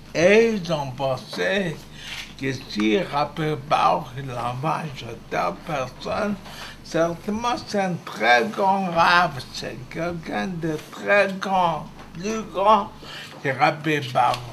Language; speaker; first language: French; non-native, fluent; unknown